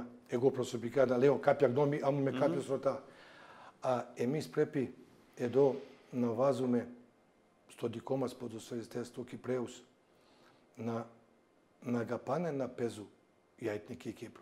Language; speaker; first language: Greek; non-native, fluent; Serbian